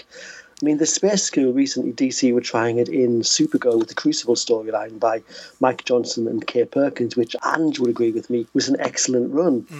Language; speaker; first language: English; native; English